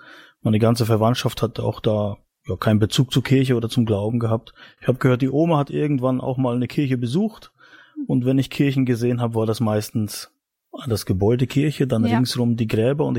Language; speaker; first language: German; native; German